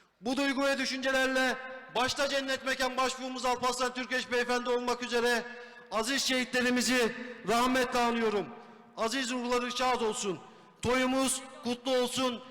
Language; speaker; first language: Turkish; native; Turkish